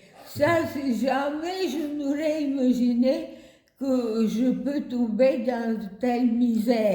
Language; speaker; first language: French; non-native, fluent; Bulgarian